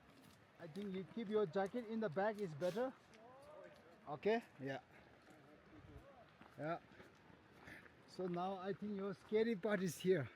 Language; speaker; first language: English; non-native, learner; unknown